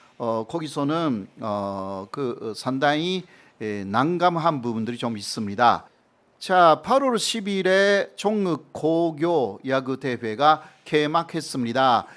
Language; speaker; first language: Korean; non-native, fluent; Japanese